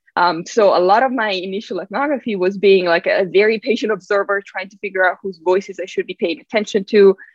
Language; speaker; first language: English; non-native, fluent; Italian